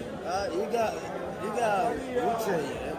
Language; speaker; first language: Chinese; non-native, learner; Swahili